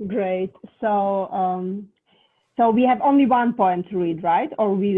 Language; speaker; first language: English; non-native, fluent; Russian